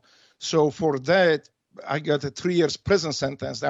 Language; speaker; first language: English; non-native, fluent; Polish